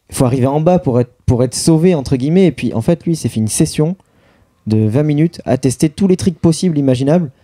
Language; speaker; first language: French; native; French